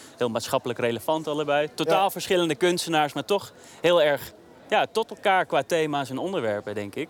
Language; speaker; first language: Dutch; early bilingual, other home language; Turkish